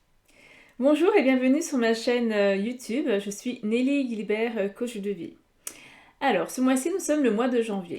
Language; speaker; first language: French; native; French